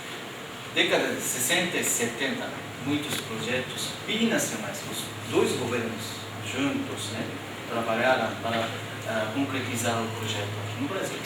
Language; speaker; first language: Portuguese; non-native, fluent; Japanese